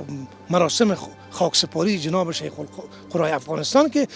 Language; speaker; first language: Persian; native; Persian